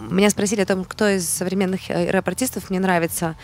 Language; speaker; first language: Russian; native; Russian